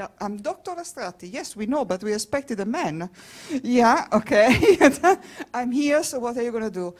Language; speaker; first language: English; non-native, fluent; Italian